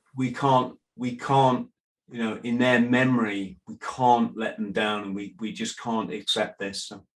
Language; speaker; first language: English; native; English